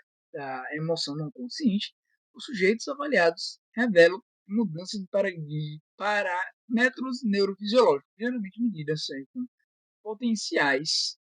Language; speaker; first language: Portuguese; native; Portuguese